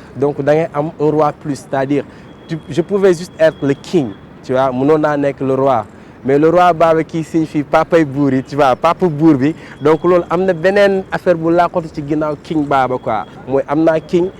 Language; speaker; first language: Wolof; native; Wolof